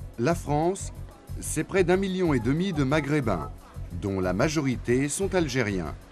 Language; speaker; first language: French; native; French